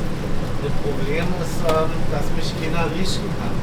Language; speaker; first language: German; native; German